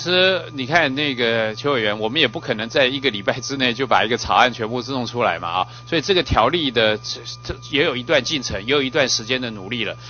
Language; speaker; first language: Chinese; native; Chinese